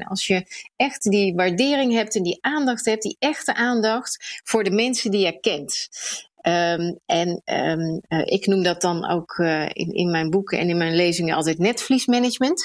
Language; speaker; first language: Dutch; native; Dutch